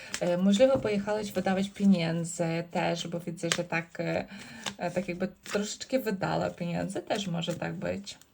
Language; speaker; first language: Polish; non-native, learner; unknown